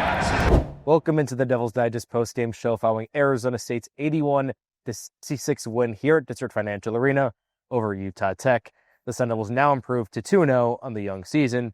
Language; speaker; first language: English; native; English